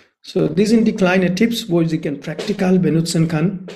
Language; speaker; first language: German; non-native, learner; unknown